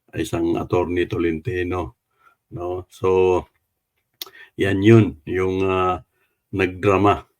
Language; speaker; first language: Filipino; non-native, local second language; Cebuano